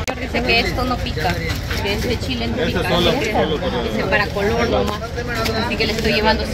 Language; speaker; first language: Spanish; native; Spanish